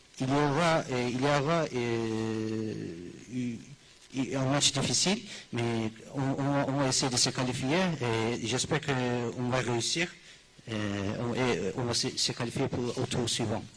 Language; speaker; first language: French; non-native, fluent; Turkish